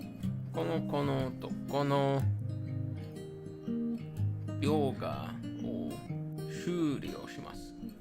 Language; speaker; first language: Japanese; non-native, learner; English